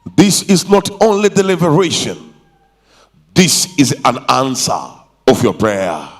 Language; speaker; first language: English; non-native, local second language; Swahili